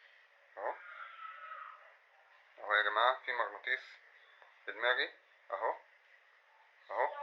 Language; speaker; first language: Arabic; native; Arabic